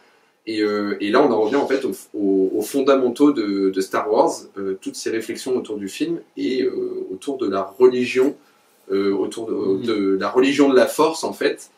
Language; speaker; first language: French; native; French